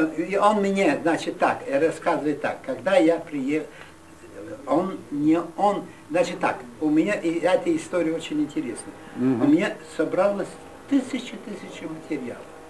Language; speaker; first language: Russian; non-native, fluent; Yiddish